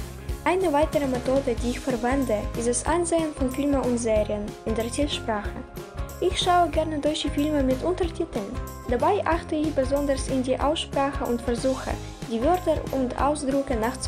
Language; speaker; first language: German; non-native, fluent; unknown